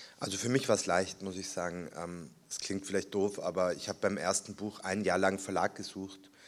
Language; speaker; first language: German; early bilingual, other home language; Spanish